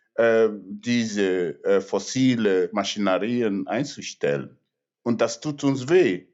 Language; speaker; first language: German; non-native, fluent; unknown